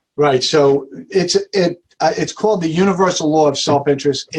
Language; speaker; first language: English; native; English